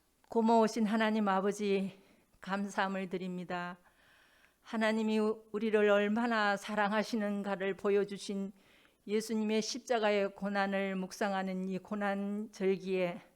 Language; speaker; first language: Korean; native; Korean